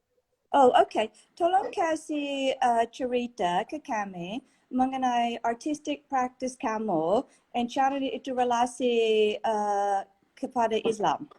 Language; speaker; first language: Indonesian; non-native, learner; English